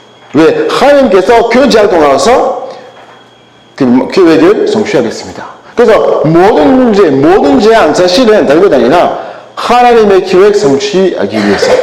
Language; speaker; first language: Korean; non-native, learner; French